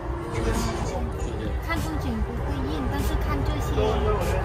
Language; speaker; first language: Chinese; non-native, fluent; Vietnamese